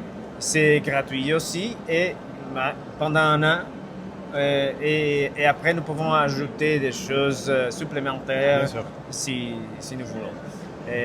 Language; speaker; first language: French; non-native, fluent; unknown